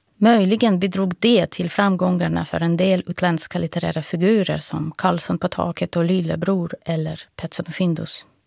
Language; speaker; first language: Swedish; non-native, fluent; Russian